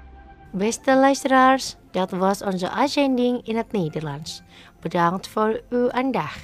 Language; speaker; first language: Dutch; non-native, learner; Indonesian